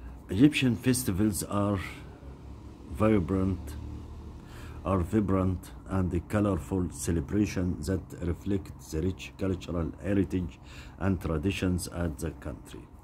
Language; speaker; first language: English; non-native, fluent; Arabic